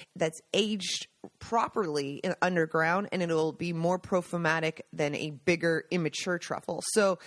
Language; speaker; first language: English; native; English